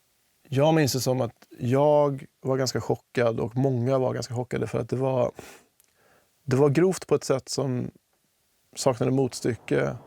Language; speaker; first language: Swedish; native; Swedish